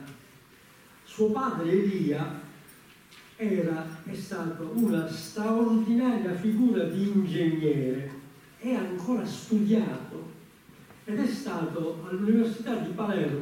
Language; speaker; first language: Italian; native; Italian